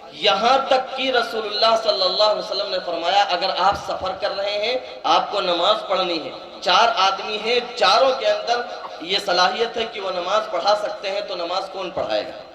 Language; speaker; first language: Urdu; native; Urdu